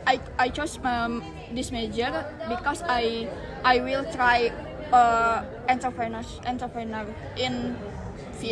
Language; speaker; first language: English; non-native, learner; Indonesian